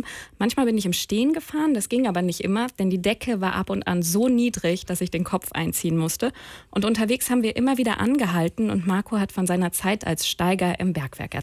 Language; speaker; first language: German; native; German